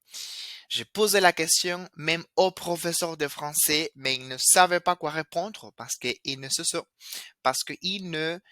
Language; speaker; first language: French; non-native, fluent; Spanish